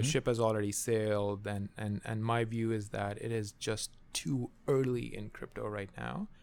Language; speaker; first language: English; non-native, local second language; Urdu